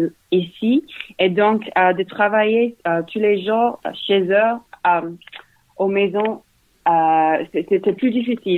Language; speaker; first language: French; non-native, learner; English